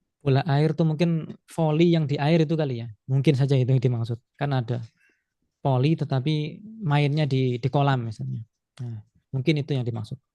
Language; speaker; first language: Indonesian; native; Indonesian